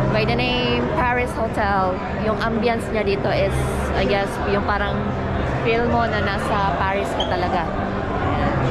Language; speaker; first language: Filipino; non-native, local second language; Iloko